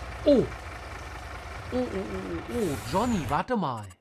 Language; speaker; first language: German; native; German